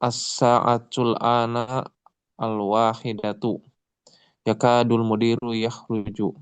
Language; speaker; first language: Arabic; non-native, learner; Indonesian